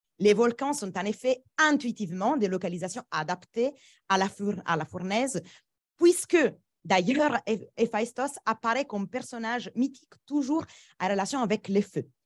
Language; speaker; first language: French; non-native, fluent; Italian